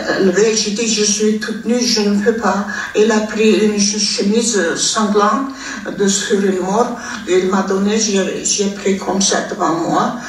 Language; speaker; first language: French; non-native, fluent; Armenian